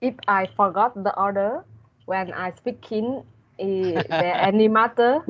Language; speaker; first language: English; non-native, learner; Vietnamese